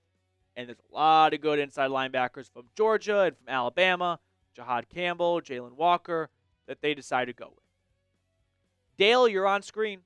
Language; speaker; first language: English; native; English